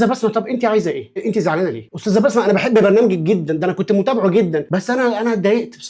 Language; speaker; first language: Arabic; native; Arabic